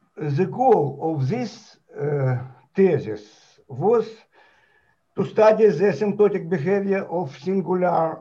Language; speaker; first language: English; non-native, fluent; Ukrainian